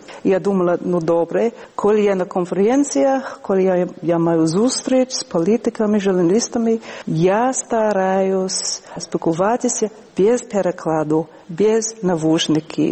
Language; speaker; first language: Ukrainian; non-native, fluent; English